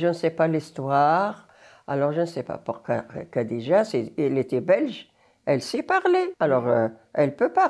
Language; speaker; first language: French; non-native, learner; Arabic